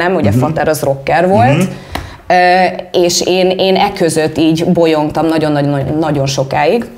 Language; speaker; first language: Hungarian; early bilingual, heritage; English